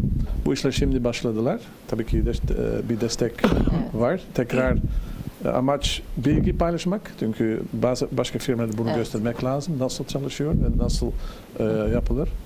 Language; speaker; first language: Turkish; non-native, learner; Dutch